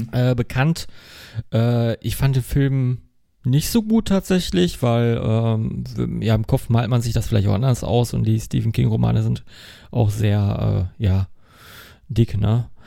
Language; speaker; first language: German; native; German